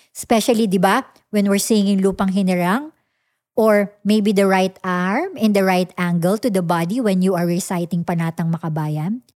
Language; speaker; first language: English; non-native, local second language; Filipino